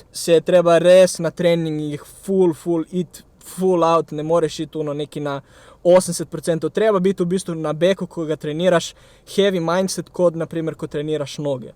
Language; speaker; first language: Slovenian; native; Slovenian